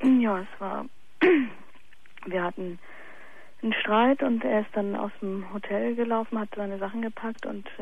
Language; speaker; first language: German; native; German